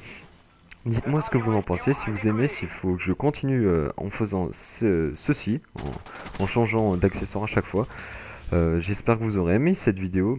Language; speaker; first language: French; native; French